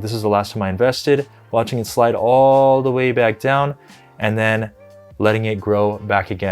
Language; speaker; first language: English; native; English